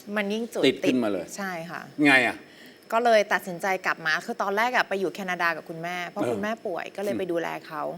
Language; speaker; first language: Thai; native; Thai